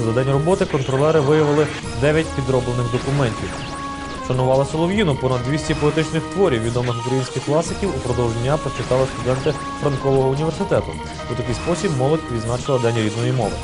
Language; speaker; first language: Ukrainian; native; Ukrainian